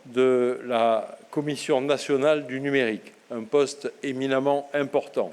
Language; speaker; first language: French; native; French